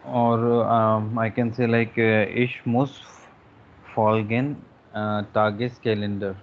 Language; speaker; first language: German; non-native, learner; Hindi